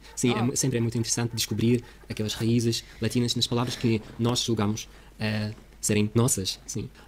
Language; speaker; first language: Portuguese; non-native, fluent; Russian